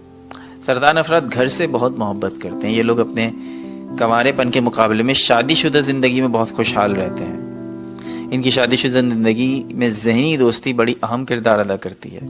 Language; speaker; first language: Urdu; native; Urdu